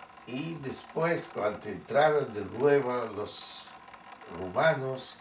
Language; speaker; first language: Spanish; non-native, fluent; Yiddish